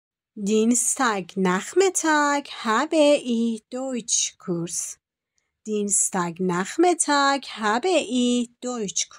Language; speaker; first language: German; non-native, fluent; Persian